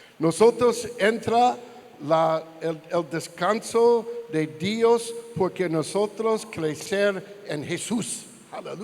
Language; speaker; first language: Spanish; non-native, learner; English